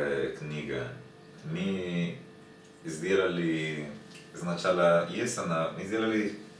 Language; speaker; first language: Russian; non-native, learner; Spanish